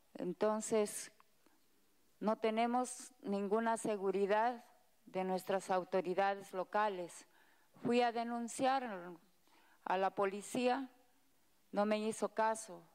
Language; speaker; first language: Spanish; native; Spanish